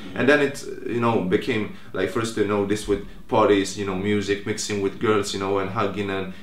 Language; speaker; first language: English; non-native, fluent; Croatian